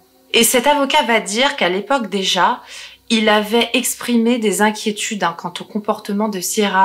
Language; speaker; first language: French; native; French